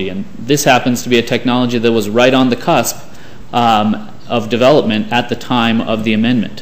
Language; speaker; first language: English; native; English